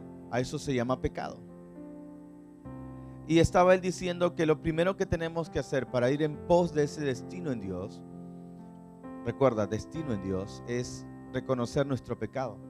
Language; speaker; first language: Spanish; native; Spanish